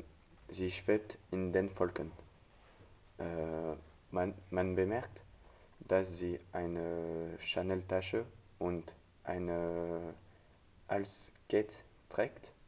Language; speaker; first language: German; non-native, learner; French